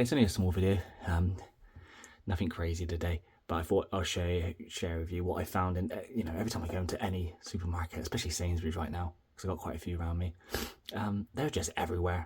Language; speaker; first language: English; native; English